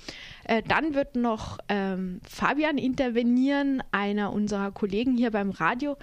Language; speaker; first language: German; native; German